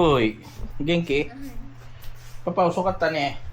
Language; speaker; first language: Japanese; non-native, learner; Filipino